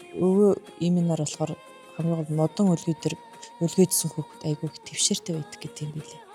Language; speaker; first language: Mongolian; non-native, local second language; Kazakh